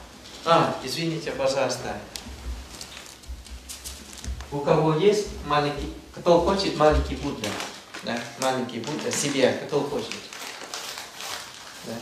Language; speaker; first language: Russian; non-native, learner; Thai